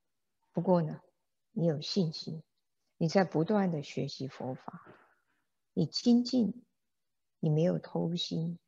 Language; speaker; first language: Chinese; native; Chinese